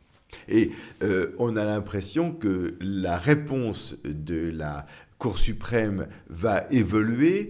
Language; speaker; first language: French; native; French